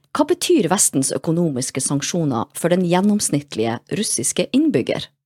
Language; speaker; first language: Norwegian; native; Norwegian